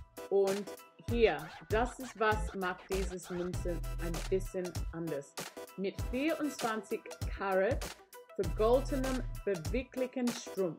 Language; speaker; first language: German; non-native, learner; English